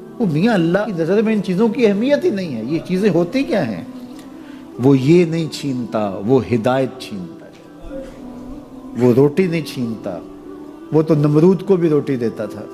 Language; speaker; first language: Urdu; non-native, local second language; Punjabi